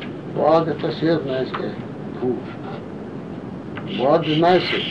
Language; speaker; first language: Russian; non-native, learner; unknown